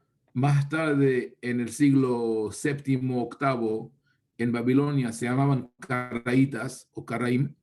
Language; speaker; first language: Spanish; non-native, fluent; Hebrew